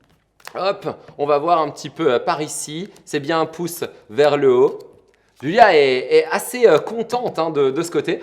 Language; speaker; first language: French; native; French